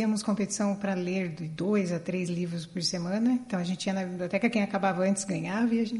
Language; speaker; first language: Portuguese; native; Portuguese